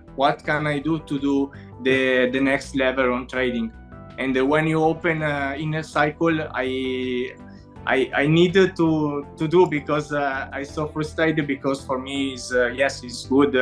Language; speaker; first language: English; non-native, learner; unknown